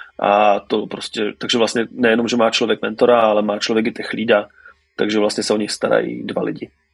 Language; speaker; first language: Czech; native; Czech